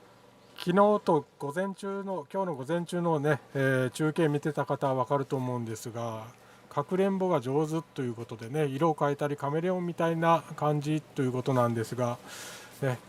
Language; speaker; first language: Japanese; native; Japanese